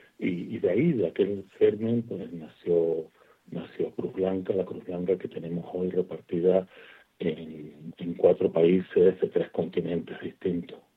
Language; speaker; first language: Spanish; native; Spanish